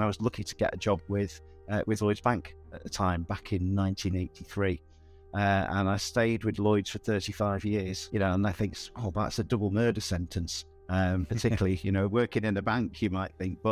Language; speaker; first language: English; native; English